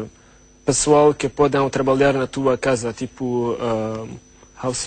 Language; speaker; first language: Portuguese; non-native, learner; Arabic